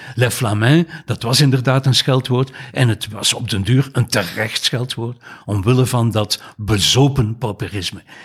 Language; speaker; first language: Dutch; native; Dutch